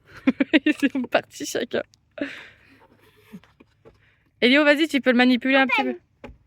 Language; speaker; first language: French; native; French